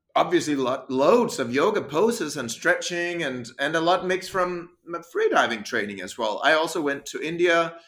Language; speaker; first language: English; non-native, fluent; Danish